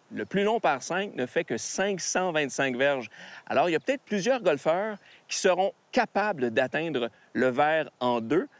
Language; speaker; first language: French; native; French